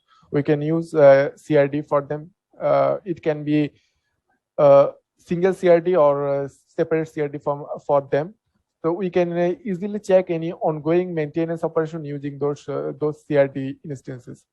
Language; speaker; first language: English; non-native, local second language; Bangla